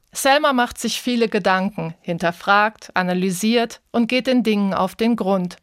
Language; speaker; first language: German; native; German